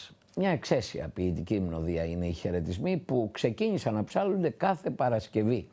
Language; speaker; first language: Greek; native; Greek